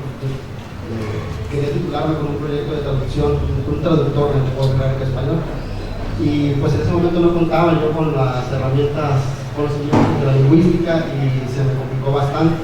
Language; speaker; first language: Spanish; native; Spanish